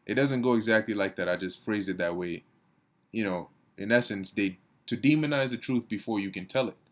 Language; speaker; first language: English; native; English